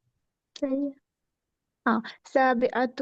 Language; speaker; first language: Arabic; non-native, learner; Urdu